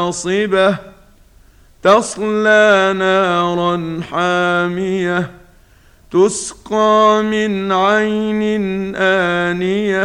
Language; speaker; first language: Arabic; native; Arabic